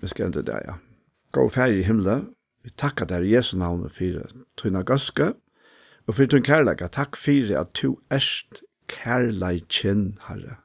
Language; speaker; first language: Danish; non-native, local second language; Faroese